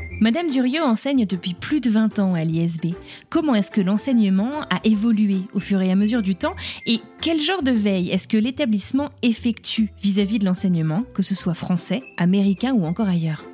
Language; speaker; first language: French; native; French